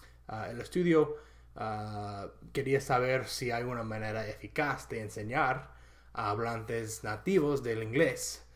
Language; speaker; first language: Spanish; non-native, fluent; English